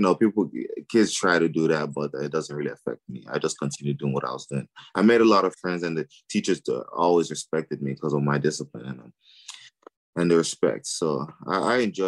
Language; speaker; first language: English; non-native, local second language; Igbo